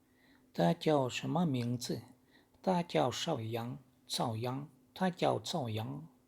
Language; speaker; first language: Chinese; non-native, learner; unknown